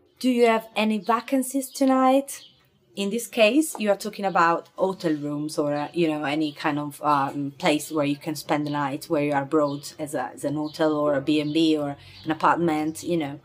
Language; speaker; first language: English; non-native, fluent; Italian